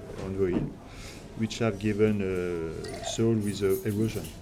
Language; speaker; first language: English; non-native, learner; French